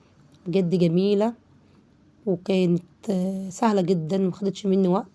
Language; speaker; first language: Arabic; native; Arabic